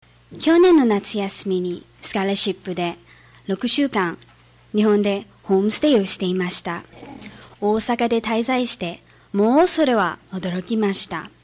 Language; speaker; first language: Japanese; non-native, fluent; English